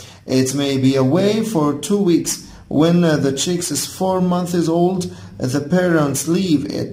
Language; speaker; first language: English; non-native, fluent; Arabic